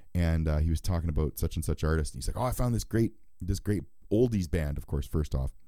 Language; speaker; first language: English; native; English